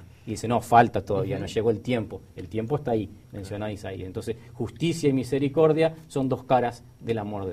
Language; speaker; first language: Spanish; native; Spanish